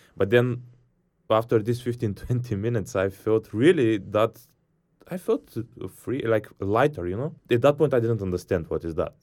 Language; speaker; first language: English; non-native, fluent; Bulgarian